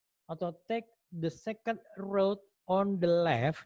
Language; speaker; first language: English; non-native, fluent; Indonesian